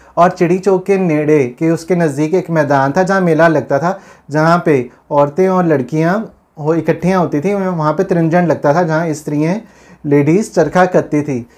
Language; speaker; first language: Hindi; non-native, local second language; Punjabi